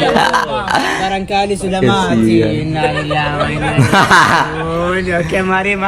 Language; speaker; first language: Indonesian; non-native, learner; Arabic